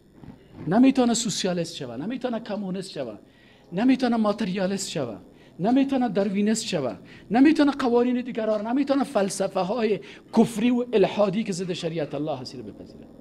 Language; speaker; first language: Persian; native; Persian